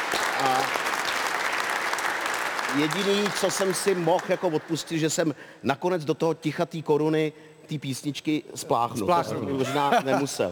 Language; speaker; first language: Czech; native; Czech